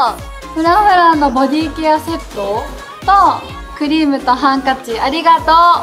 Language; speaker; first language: Japanese; native; Japanese